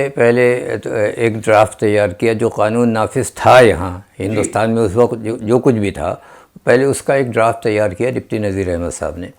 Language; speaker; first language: Urdu; native; Urdu